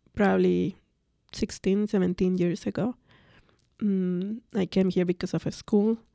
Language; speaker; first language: English; non-native, fluent; Spanish